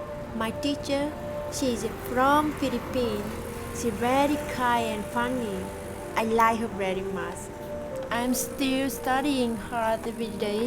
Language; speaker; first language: English; non-native, learner; Vietnamese